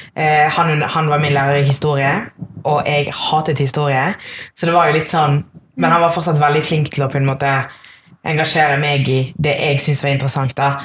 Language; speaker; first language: Norwegian; early bilingual, other home language; Tamil